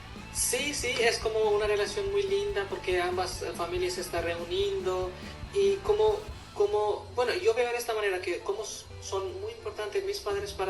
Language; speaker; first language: Spanish; non-native, fluent; Hindi